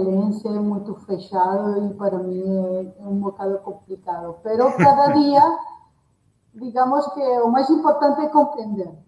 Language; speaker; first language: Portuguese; non-native, learner; Spanish